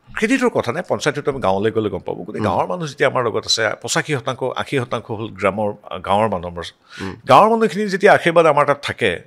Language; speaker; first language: Assamese; native; Assamese